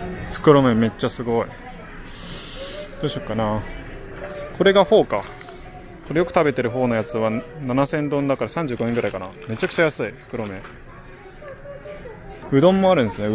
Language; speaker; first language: Japanese; native; Japanese